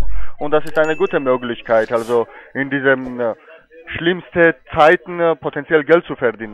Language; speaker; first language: German; non-native, fluent; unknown